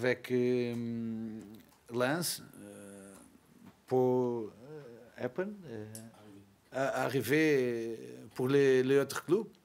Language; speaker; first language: French; non-native, learner; Portuguese